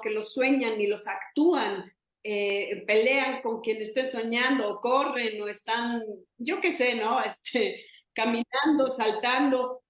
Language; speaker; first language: Spanish; native; Spanish